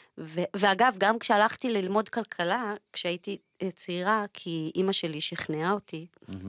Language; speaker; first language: Hebrew; native; Hebrew